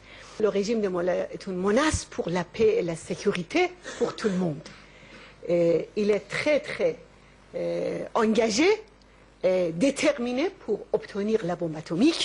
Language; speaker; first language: French; non-native, learner; Persian